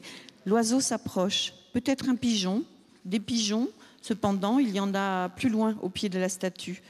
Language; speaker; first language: French; native; French